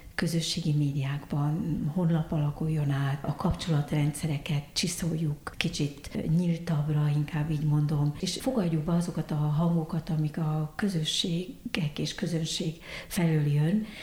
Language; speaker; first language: Hungarian; early bilingual, heritage; Hungarian